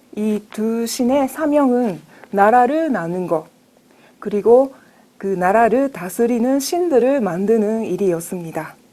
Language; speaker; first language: Korean; non-native, fluent; Japanese